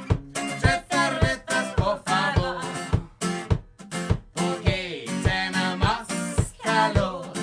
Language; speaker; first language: Spanish; non-native, learner; English